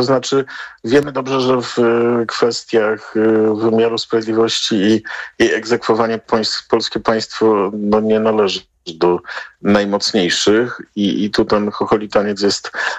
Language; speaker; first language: Polish; native; Polish